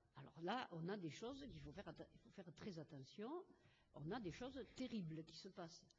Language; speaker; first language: French; native; French